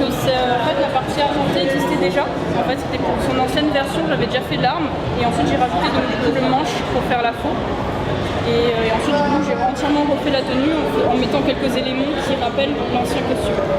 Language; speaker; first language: French; native; French